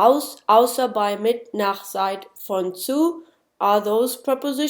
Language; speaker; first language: German; non-native, fluent; English